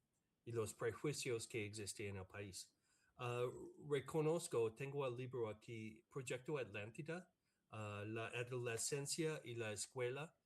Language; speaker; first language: Spanish; non-native, fluent; English